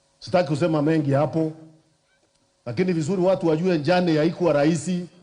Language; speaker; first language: Swahili; non-native, local second language; Meru